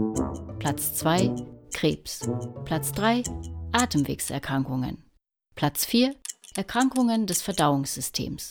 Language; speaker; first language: German; native; German